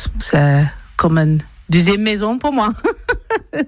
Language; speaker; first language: French; non-native, learner; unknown